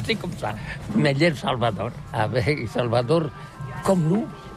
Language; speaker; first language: French; non-native, learner; Catalan